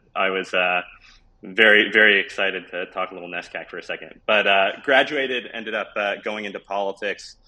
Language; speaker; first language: English; native; English